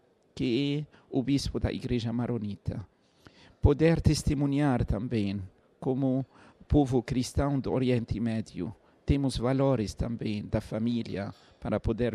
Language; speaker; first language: Portuguese; non-native, fluent; Arabic